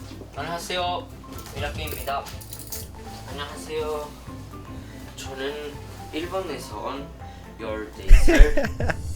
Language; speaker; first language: Korean; non-native, learner; Japanese